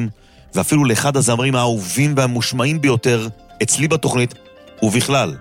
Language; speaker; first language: Hebrew; native; Hebrew